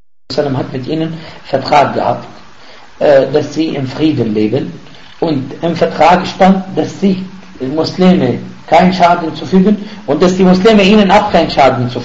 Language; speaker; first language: German; non-native, fluent; Arabic